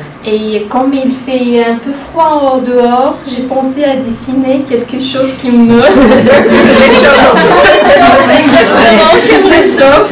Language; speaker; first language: French; non-native, local second language; Arabic